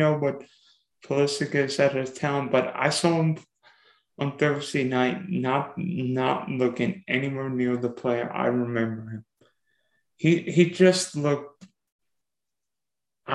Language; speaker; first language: English; native; English